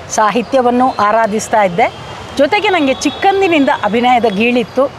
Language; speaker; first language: Kannada; native; Kannada